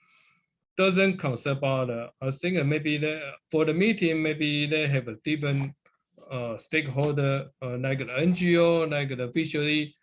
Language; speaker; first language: English; non-native, learner; Chinese